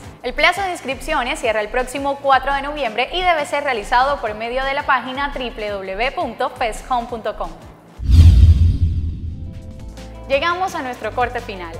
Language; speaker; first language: Spanish; native; Spanish